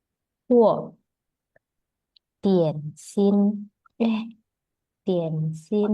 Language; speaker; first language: Chinese; non-native, fluent; Indonesian